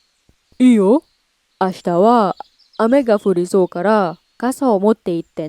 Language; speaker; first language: Japanese; non-native, learner; English